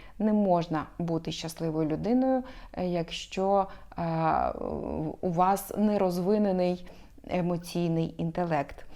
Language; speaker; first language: Ukrainian; non-native, local second language; Russian